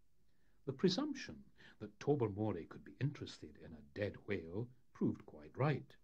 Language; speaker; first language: English; native; English